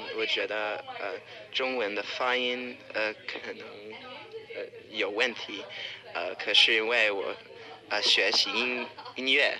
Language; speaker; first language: Chinese; non-native, learner; English